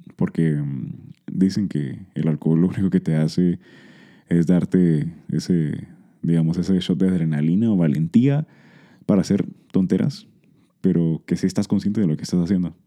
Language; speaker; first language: Spanish; early bilingual, heritage; Spanish